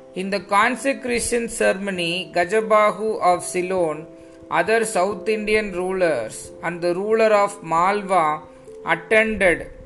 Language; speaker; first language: English; non-native, local second language; Tamil